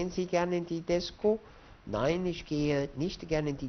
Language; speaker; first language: German; non-native, fluent; Arabic